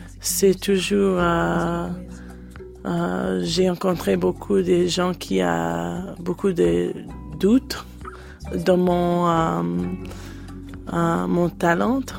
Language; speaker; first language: French; non-native, learner; English